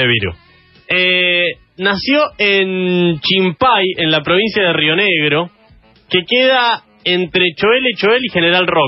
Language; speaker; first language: Spanish; native; Spanish